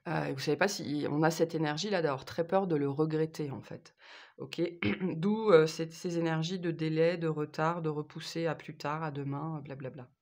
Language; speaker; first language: French; native; French